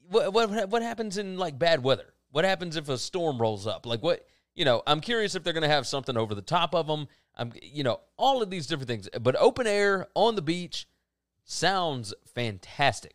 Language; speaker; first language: English; native; English